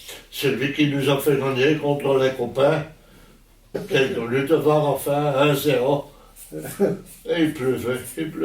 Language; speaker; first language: French; non-native, local second language; Dutch